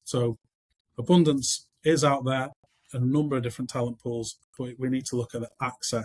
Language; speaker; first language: English; native; English